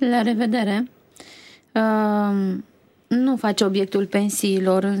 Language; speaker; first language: Romanian; native; Romanian